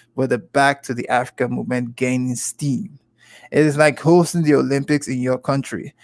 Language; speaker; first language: English; non-native, local second language; Igbo